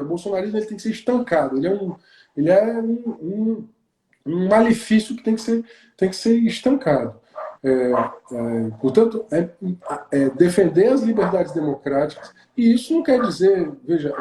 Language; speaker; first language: Portuguese; native; Portuguese